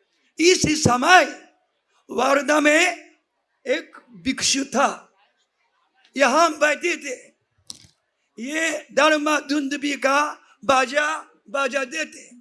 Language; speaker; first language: Hindi; non-native, fluent; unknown